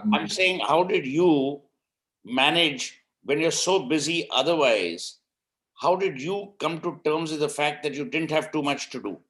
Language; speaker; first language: English; non-native, local second language; Hindi